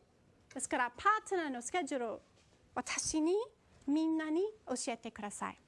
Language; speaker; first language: Japanese; non-native, fluent; English